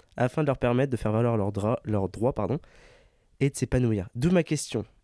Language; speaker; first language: French; non-native, fluent; English